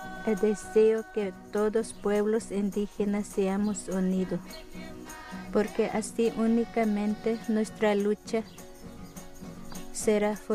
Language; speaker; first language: Spanish; non-native, local second language; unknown